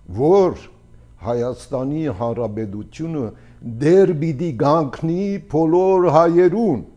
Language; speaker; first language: Armenian; early bilingual, heritage; Armenian